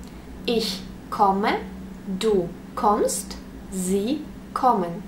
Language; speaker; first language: German; non-native, fluent; Russian